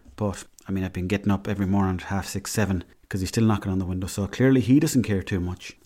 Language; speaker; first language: English; native; English